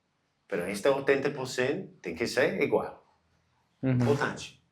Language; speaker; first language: Portuguese; non-native, learner; English